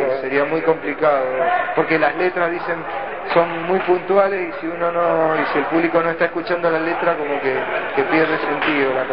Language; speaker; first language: Spanish; native; Spanish